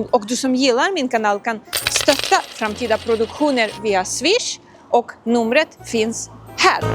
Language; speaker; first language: Swedish; non-native, fluent; Ukrainian